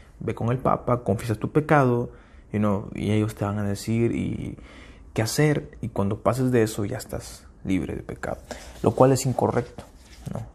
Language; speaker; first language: Spanish; early bilingual, heritage; Spanish